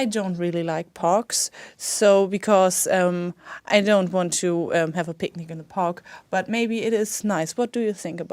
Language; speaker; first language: English; non-native, fluent; German